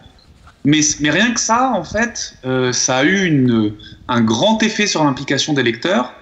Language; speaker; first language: French; native; French